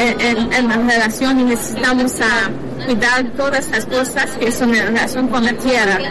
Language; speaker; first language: Spanish; non-native, learner; French